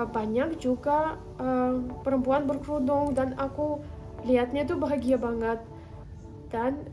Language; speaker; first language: Indonesian; non-native, fluent; Russian